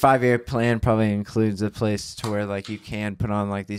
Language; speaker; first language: English; native; English